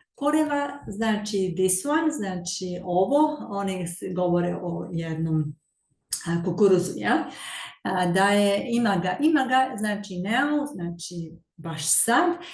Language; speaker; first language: Bosnian; early bilingual, heritage; Serbian